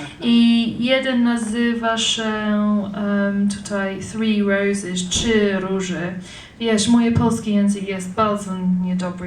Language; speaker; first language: Polish; non-native, learner; English